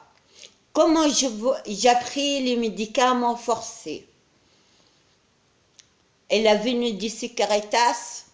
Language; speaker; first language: French; non-native, learner; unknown